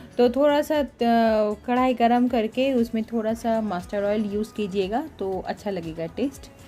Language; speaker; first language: Hindi; non-native, local second language; Bangla